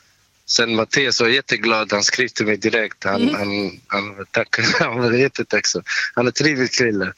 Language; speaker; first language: Swedish; non-native, learner; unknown